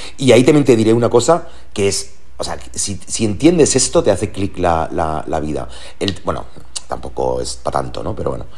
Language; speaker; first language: Spanish; early bilingual, heritage; Spanish